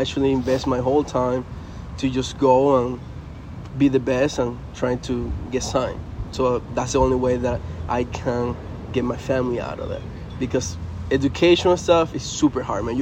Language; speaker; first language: English; non-native, fluent; Spanish